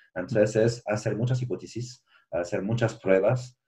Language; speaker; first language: Spanish; non-native, fluent; French